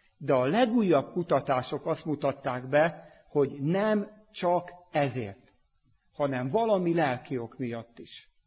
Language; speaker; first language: Hungarian; native; Hungarian